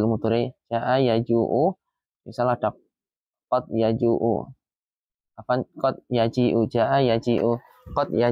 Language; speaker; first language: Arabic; non-native, fluent; Indonesian